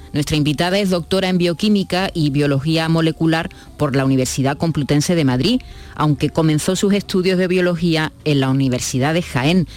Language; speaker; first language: Spanish; native; Spanish